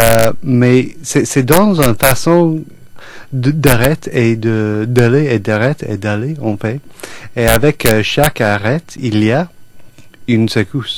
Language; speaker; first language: French; non-native, fluent; English